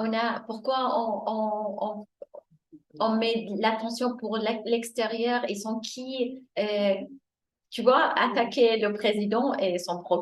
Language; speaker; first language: French; non-native, fluent; Arabic